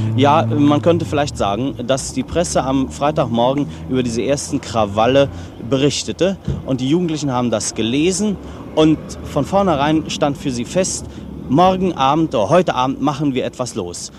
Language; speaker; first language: German; native; German